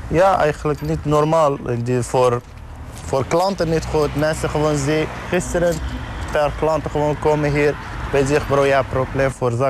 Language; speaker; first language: Dutch; non-native, learner; Arabic